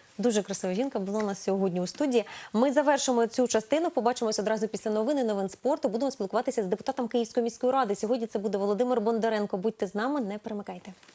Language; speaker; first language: Ukrainian; native; Ukrainian